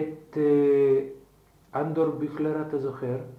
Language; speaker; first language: Hebrew; non-native, fluent; Slovak